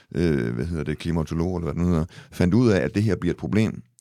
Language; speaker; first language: Danish; early bilingual, other home language; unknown